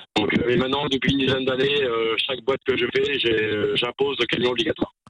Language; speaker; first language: French; native; French